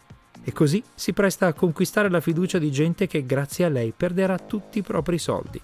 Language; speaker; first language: Italian; native; Italian